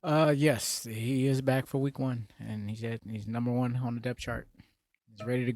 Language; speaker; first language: English; native; English